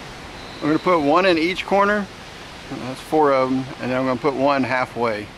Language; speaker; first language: English; native; English